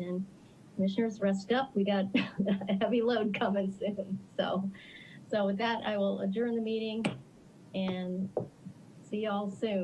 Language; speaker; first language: English; native; English